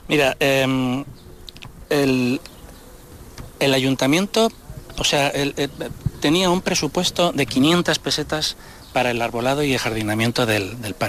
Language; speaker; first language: Spanish; native; Spanish